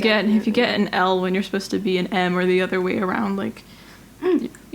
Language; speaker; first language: English; native; English